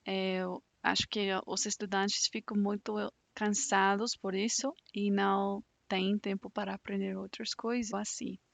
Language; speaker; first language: Portuguese; non-native, fluent; English